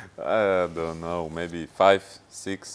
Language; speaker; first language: English; non-native, fluent; Russian